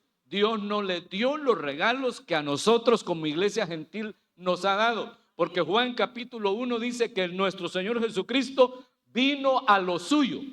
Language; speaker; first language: Spanish; native; Spanish